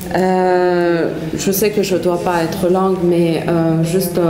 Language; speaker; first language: French; non-native, local second language; Arabic